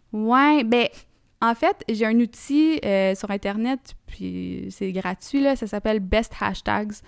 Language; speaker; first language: French; native; French